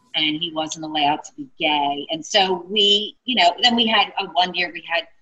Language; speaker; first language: English; native; English